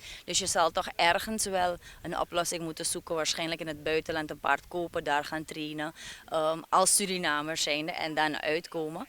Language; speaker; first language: Dutch; native; Dutch